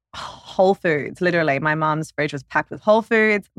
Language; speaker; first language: English; native; English